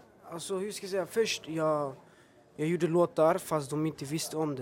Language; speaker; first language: Swedish; early bilingual, other home language; Albanian